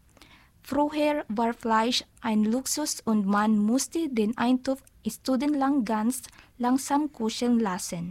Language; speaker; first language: German; non-native, learner; Filipino